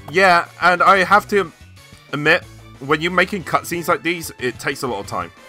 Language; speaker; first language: English; native; English